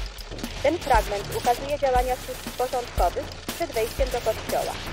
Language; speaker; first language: Polish; native; Polish